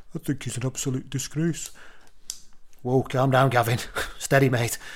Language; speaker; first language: English; native; English